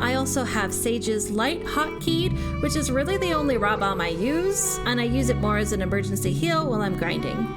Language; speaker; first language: English; native; English